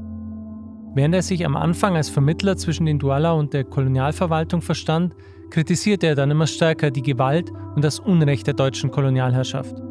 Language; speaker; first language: German; native; German